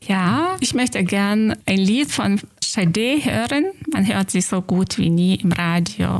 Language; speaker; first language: German; non-native, fluent; Lithuanian